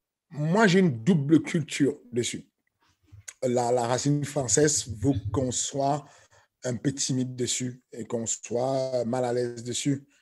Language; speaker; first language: French; native; French